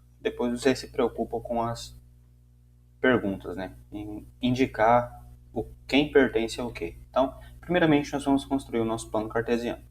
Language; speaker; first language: Portuguese; native; Portuguese